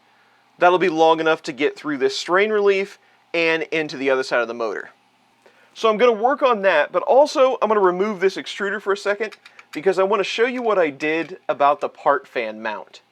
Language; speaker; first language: English; native; English